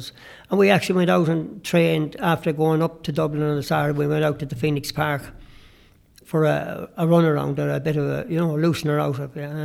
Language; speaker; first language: English; native; English